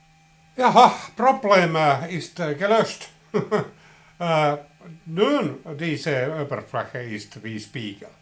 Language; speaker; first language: German; non-native, learner; Finnish